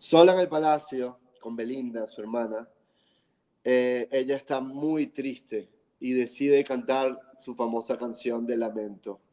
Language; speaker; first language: Spanish; non-native, fluent; English